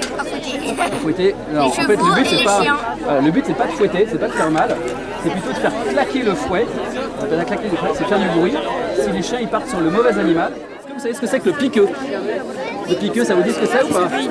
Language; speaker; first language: French; native; French